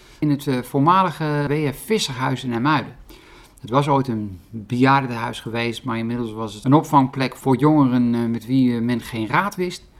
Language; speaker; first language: Dutch; native; Dutch